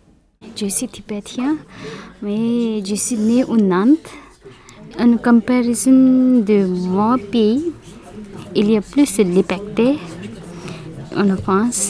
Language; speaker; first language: French; non-native, learner; Tibetan